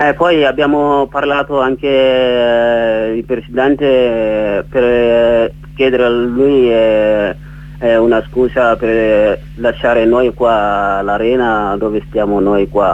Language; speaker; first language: Italian; non-native, learner; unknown